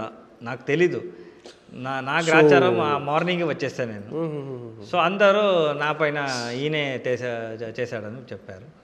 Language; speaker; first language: Telugu; non-native, local second language; Kannada